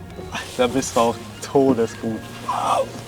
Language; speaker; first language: German; native; German